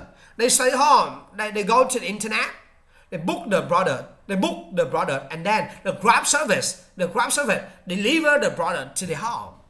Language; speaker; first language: English; non-native, learner; Vietnamese